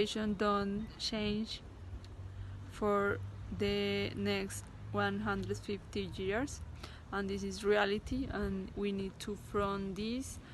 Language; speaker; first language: English; non-native, learner; Spanish